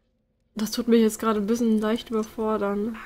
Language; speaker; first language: German; native; German